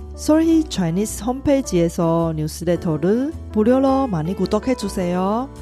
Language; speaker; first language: Korean; non-native, fluent; Chinese